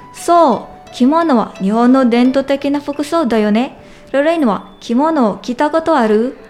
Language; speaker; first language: Japanese; non-native, learner; Filipino